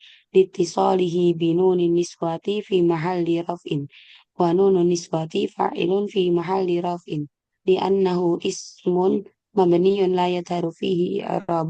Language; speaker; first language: Arabic; non-native, learner; Indonesian